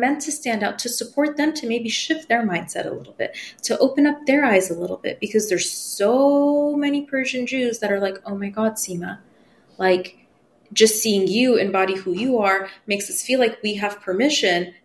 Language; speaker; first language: English; early bilingual, other home language; Persian